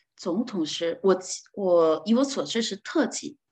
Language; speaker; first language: Chinese; non-native, fluent; Korean